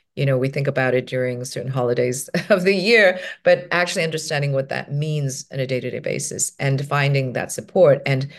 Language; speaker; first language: English; non-native, local second language; Cantonese